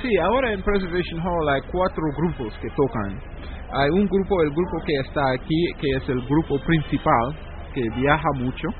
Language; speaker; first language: Spanish; non-native, fluent; English